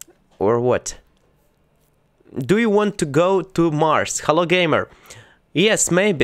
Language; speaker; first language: English; non-native, learner; Russian